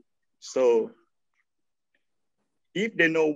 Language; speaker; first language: English; non-native, learner; Thai